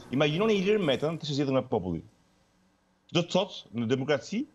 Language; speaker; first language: Albanian; native; Albanian